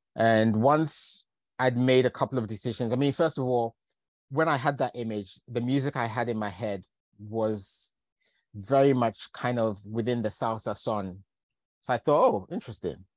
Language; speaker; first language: English; native; English